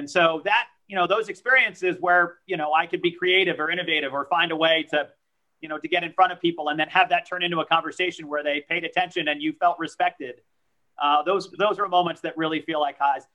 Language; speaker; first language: English; early bilingual, other home language; French